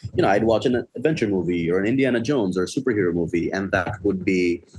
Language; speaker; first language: English; non-native, local second language; Bangla